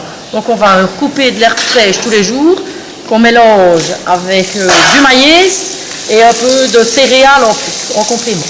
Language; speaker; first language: French; native; French